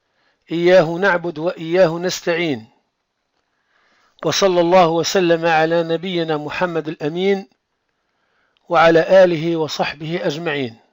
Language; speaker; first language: Arabic; non-native, fluent; French